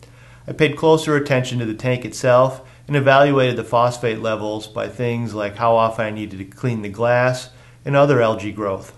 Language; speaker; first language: English; native; English